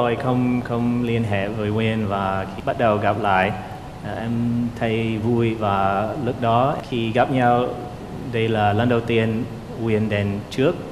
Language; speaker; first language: Vietnamese; non-native, fluent; English